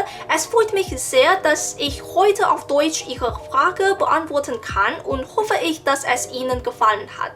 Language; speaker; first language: German; non-native, learner; Chinese